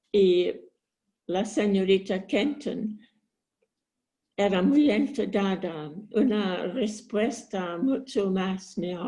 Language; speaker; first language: Spanish; non-native, learner; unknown